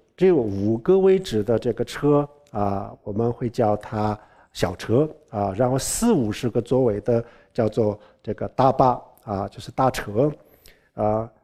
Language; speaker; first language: Chinese; non-native, local second language; Tibetan